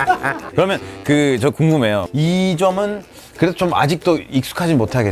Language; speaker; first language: Korean; non-native, learner; Spanish